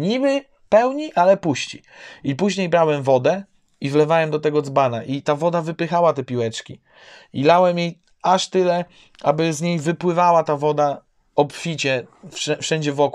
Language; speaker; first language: Polish; native; Polish